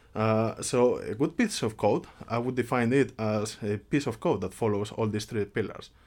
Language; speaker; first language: English; non-native, fluent; Spanish